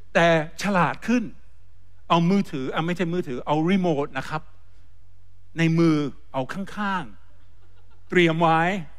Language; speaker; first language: Thai; non-native, fluent; English